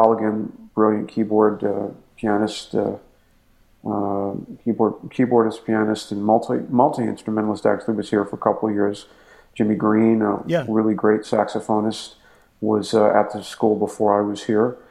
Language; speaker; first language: English; native; English